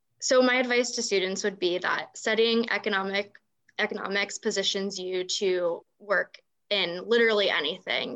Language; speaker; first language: English; native; English